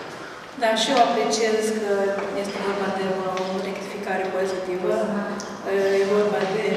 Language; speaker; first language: Romanian; native; Romanian